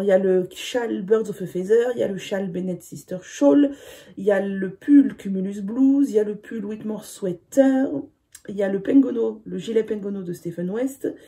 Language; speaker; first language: French; native; French